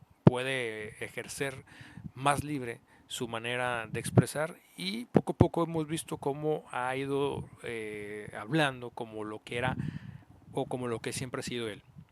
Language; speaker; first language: Spanish; native; Spanish